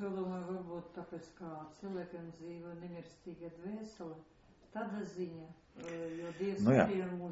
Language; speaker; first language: Latvian; non-native, local second language; Russian